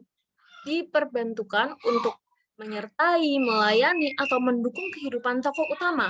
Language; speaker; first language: Indonesian; native; Indonesian